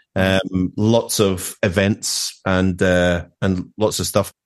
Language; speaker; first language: English; native; English